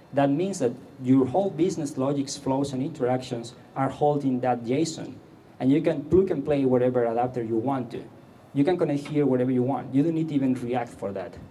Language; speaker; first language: English; non-native, fluent; Catalan